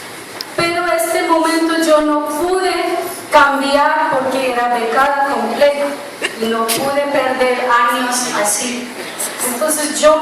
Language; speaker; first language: Spanish; non-native, learner; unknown